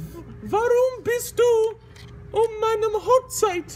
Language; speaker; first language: German; non-native, learner; English